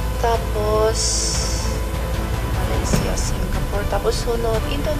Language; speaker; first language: Filipino; non-native, local second language; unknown